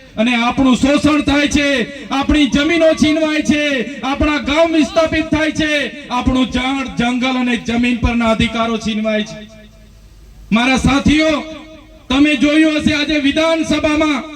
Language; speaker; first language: Gujarati; non-native, local second language; Vasavi